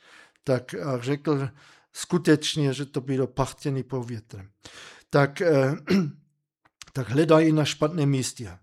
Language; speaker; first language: Czech; non-native, fluent; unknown